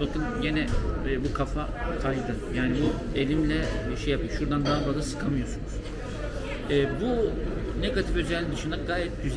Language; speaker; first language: Turkish; native; Turkish